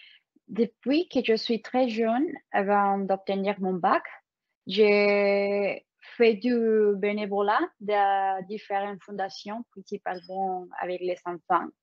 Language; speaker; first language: French; non-native, fluent; Spanish